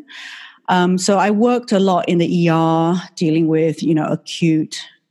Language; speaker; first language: English; non-native, fluent; Chinese